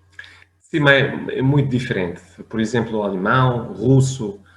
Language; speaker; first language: Portuguese; non-native, fluent; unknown